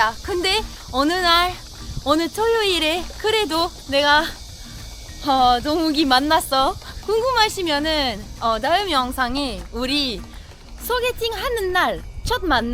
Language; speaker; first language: Korean; non-native, fluent; French